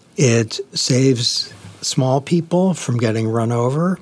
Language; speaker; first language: English; native; English